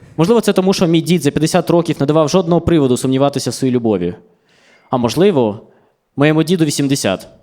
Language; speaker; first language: Ukrainian; non-native, local second language; Russian